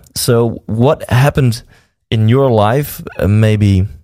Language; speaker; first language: English; non-native, fluent; Dutch